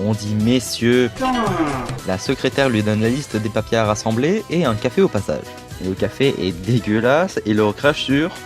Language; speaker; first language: French; native; French